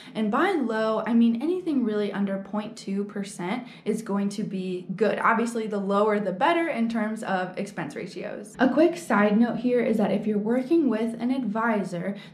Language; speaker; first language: English; native; English